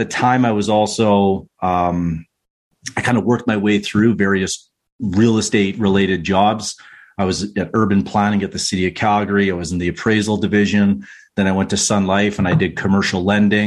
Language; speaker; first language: English; native; English